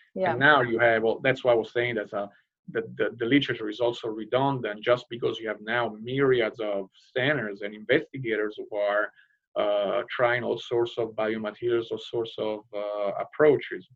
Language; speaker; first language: English; non-native, fluent; Italian